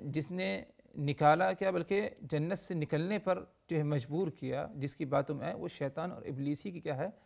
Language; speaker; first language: Urdu; native; Urdu